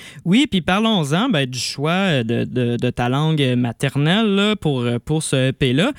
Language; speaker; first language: French; native; French